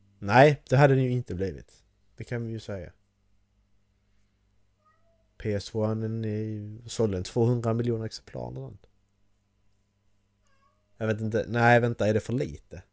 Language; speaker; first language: Swedish; native; Swedish